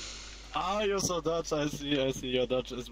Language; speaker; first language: English; non-native, fluent; German